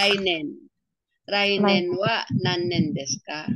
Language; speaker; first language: Japanese; non-native, learner; Filipino